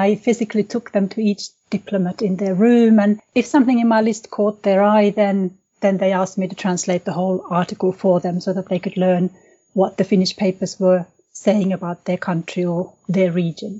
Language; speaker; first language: English; non-native, fluent; Finnish